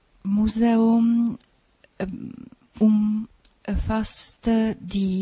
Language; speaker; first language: German; non-native, learner; Czech